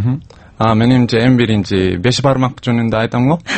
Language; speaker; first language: Kyrgyz; non-native, fluent; Japanese